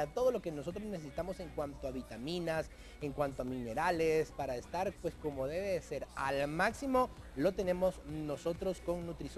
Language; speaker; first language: Spanish; native; Spanish